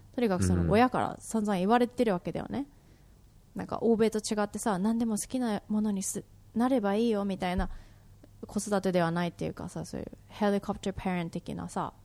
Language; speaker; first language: Japanese; native; Japanese